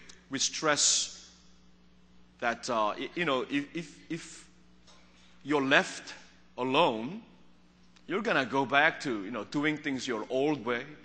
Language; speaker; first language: English; early bilingual, other home language; Korean